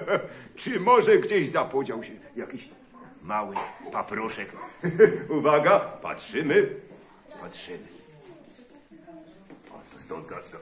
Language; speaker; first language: Polish; native; Polish